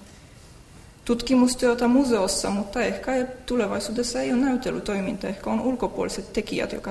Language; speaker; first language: Finnish; non-native, fluent; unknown